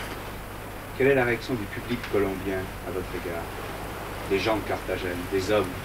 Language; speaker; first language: French; native; French